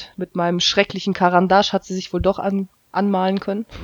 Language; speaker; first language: German; native; German